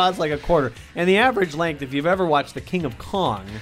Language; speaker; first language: English; native; English